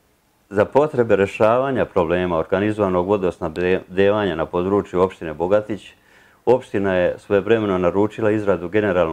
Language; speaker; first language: Serbian; native; Serbian